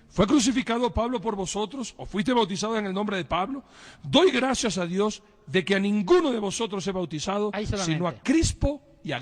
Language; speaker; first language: Spanish; native; Spanish